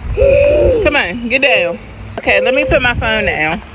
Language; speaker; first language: English; native; English